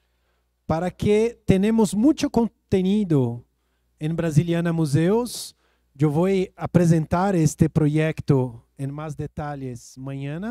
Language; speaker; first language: Spanish; non-native, fluent; Portuguese